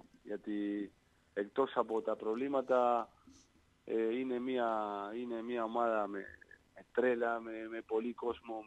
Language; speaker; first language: Greek; non-native, learner; Spanish